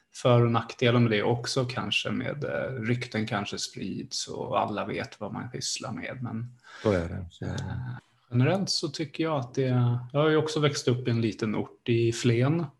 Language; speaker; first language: Swedish; native; Swedish